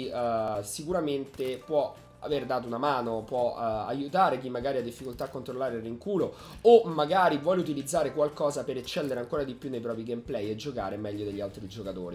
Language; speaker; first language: Italian; native; Italian